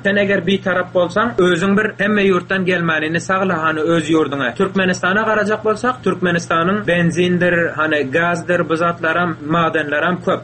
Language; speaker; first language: Turkish; non-native, learner; Turkmen